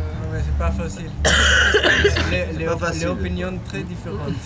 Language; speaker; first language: French; non-native, fluent; German